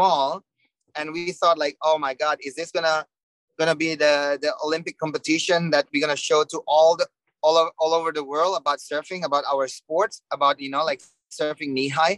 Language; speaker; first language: English; non-native, fluent; Indonesian